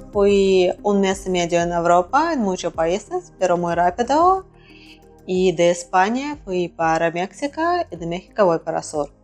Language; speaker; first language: Spanish; non-native, learner; Russian